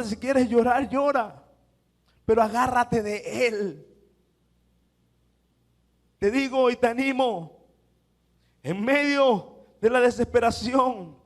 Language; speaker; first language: Spanish; native; Spanish